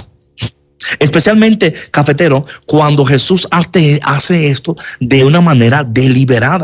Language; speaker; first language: Spanish; native; Spanish